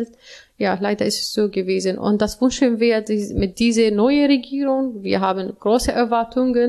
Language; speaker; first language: German; non-native, learner; Arabic